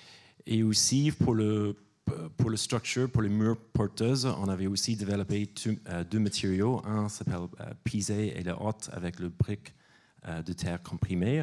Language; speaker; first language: French; non-native, fluent; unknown